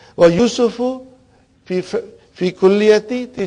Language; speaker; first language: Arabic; non-native, fluent; English